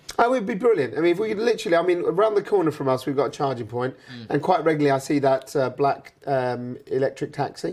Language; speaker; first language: English; native; English